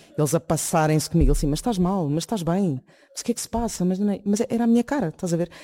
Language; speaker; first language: Portuguese; native; Portuguese